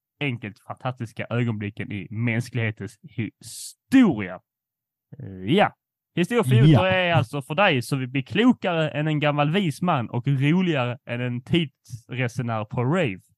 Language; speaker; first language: Swedish; native; Swedish